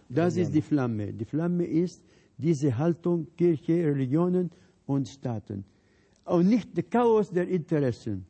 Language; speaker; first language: German; non-native, fluent; Arabic